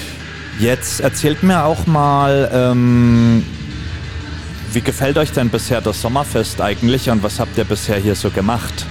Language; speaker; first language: German; native; German